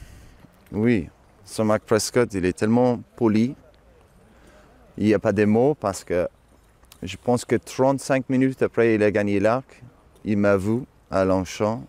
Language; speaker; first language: French; non-native, fluent; English